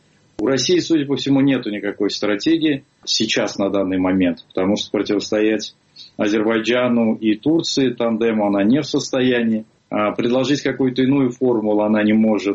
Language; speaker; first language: Russian; native; Russian